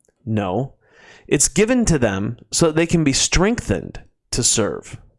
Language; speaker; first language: English; native; English